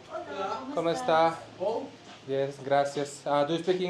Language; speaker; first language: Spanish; non-native, learner; Polish